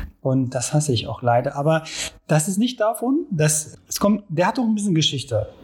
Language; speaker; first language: German; non-native, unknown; Turkish